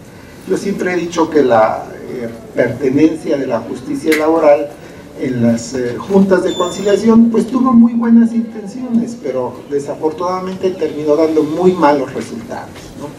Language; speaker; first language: Spanish; native; Spanish